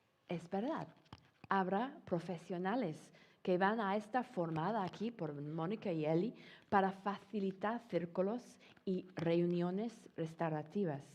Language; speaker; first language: Spanish; non-native, fluent; English